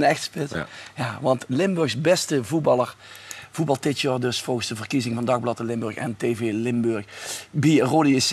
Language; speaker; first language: Dutch; native; Dutch